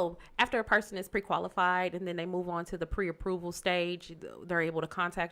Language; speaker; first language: English; native; English